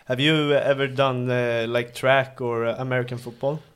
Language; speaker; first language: English; non-native, fluent; Swedish